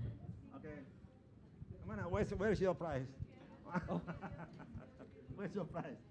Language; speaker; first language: English; non-native, local second language; Indonesian